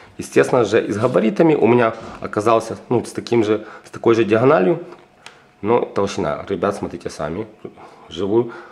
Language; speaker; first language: Russian; non-native, local second language; Ukrainian